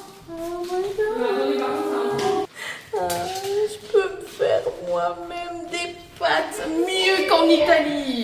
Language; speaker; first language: French; native; French